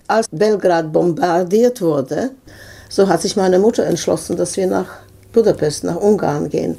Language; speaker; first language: German; non-native, fluent; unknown